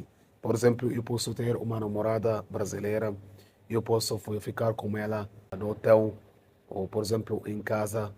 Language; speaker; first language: Portuguese; non-native, fluent; Arabic